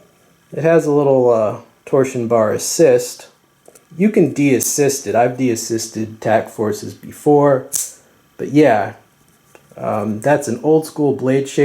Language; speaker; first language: English; native; English